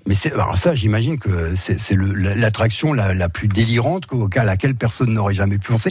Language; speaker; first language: French; native; French